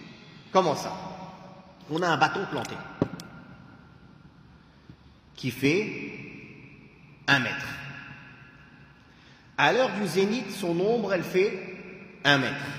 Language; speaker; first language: French; native; French